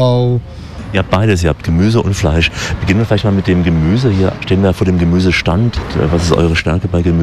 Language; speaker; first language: German; native; German